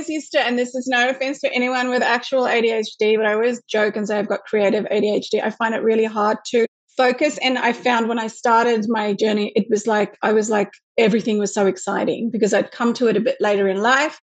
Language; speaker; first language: English; native; English